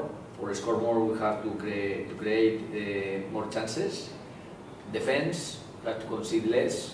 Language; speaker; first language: English; non-native, learner; Spanish